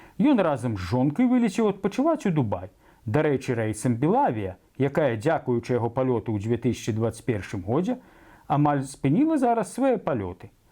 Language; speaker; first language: Belarusian; native; Belarusian